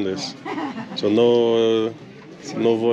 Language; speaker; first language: Spanish; non-native, learner; English